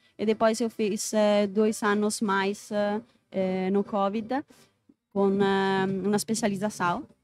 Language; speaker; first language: Portuguese; non-native, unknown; Italian